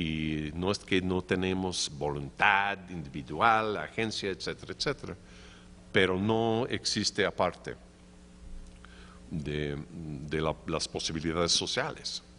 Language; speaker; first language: Spanish; non-native, fluent; English